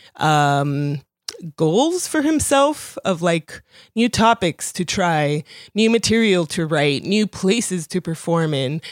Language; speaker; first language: English; early bilingual, other home language; Spanish